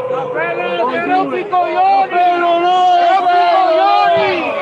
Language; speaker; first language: Italian; native; Italian